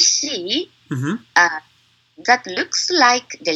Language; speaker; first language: English; non-native, learner; Japanese